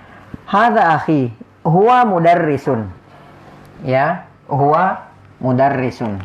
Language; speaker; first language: Arabic; non-native, fluent; Indonesian